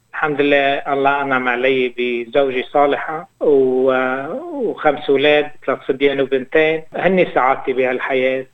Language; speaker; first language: Arabic; native; Arabic